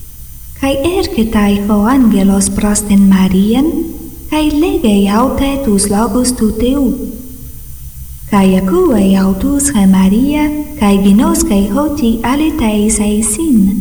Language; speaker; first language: Greek; non-native, fluent; Portuguese